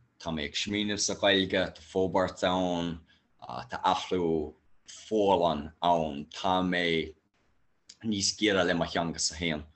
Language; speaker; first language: Irish; non-native, local second language; English